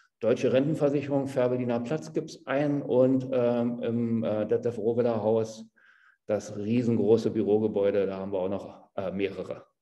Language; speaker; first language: German; native; German